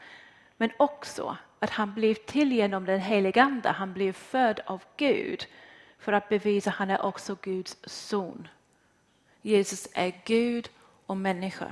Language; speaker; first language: Swedish; non-native, fluent; English